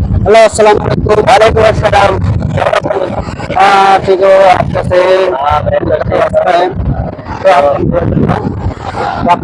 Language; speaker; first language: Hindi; non-native, learner; Bangla